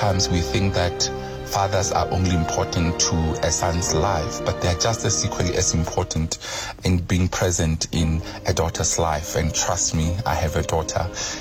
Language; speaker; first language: English; non-native, local second language; Tswana